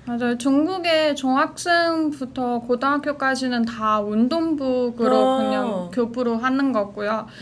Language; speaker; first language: Korean; non-native, fluent; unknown